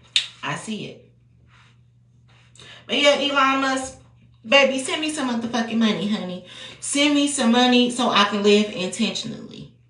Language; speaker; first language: English; native; English